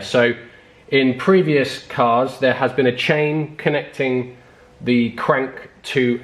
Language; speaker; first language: English; native; English